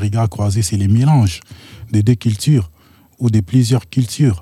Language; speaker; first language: French; non-native, local second language; Lingala